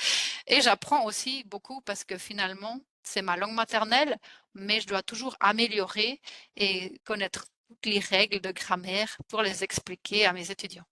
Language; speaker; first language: French; non-native, fluent; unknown